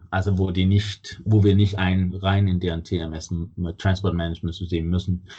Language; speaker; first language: German; non-native, fluent; Danish